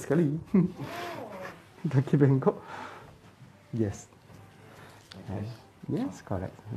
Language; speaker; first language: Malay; non-native, local second language; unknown